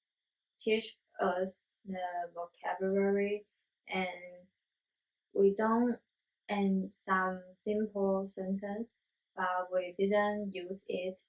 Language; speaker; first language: English; non-native, learner; Chinese